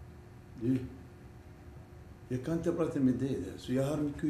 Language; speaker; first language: Swedish; non-native, learner; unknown